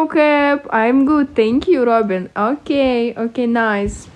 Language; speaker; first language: English; non-native, learner; Russian